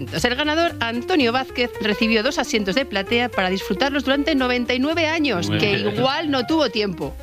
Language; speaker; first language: Spanish; native; Spanish